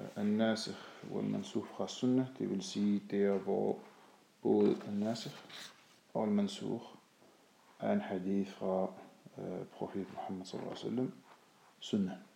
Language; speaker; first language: Danish; non-native, fluent; Arabic